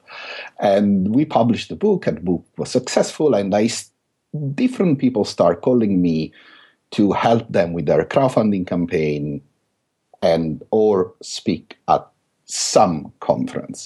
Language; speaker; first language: English; non-native, fluent; Italian